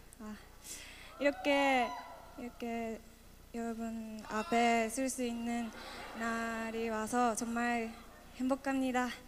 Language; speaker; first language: Korean; non-native, local second language; Japanese